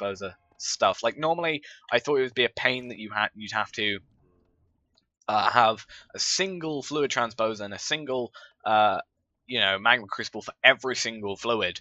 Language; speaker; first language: English; native; English